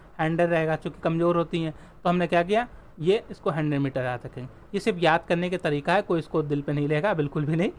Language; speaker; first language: Hindi; native; Hindi